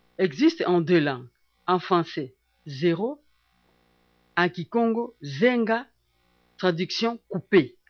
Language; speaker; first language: French; non-native, local second language; Kongo